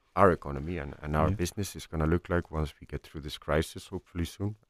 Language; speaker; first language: English; non-native, fluent; Icelandic